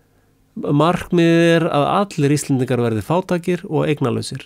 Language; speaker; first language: Icelandic; native; Icelandic